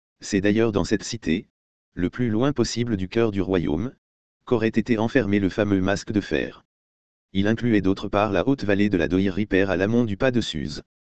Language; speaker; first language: French; native; French